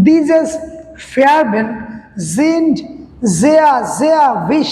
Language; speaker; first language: German; non-native, fluent; Bangla